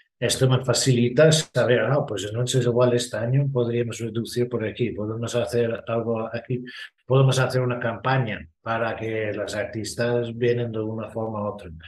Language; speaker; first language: Spanish; non-native, fluent; English